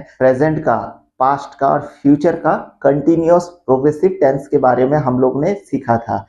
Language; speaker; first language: Hindi; non-native, local second language; Odia